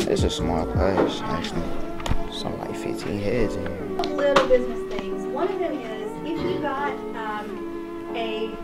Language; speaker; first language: English; native; English